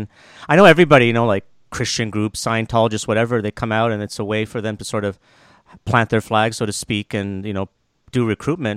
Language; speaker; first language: English; native; English